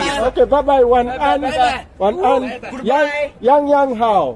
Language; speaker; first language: Chinese; non-native, learner; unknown